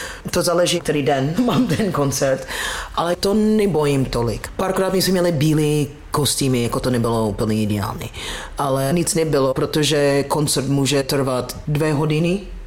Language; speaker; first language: Czech; non-native, fluent; English